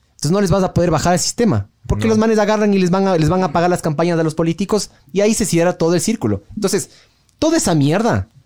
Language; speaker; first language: Spanish; native; Spanish